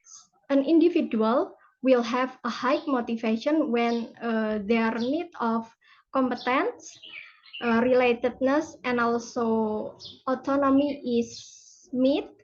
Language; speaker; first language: English; non-native, fluent; Indonesian